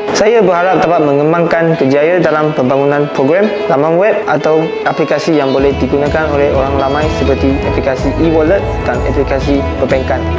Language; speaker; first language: Malay; non-native, local second language; Chinese